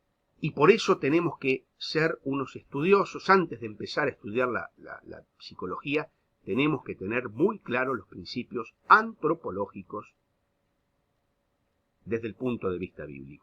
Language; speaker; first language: Spanish; native; Spanish